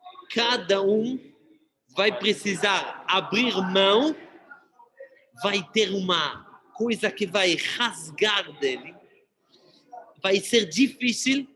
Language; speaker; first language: Portuguese; non-native, fluent; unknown